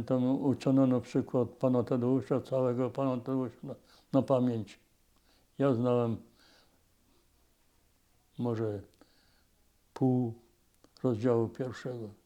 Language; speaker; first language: Polish; non-native, local second language; Yiddish